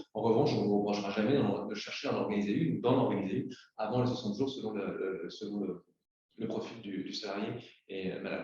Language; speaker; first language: French; native; French